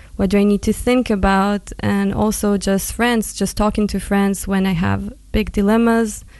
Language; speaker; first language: English; non-native, fluent; Hebrew